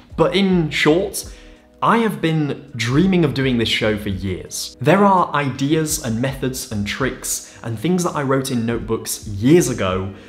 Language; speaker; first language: English; native; English